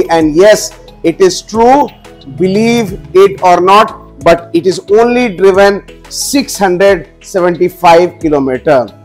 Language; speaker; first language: Hindi; native; Hindi